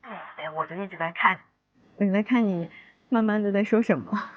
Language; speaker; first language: Chinese; native; Chinese